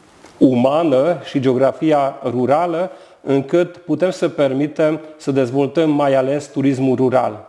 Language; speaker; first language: Romanian; non-native, local second language; Hungarian